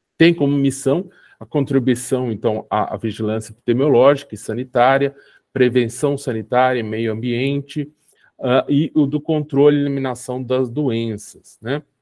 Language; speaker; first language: Portuguese; native; Portuguese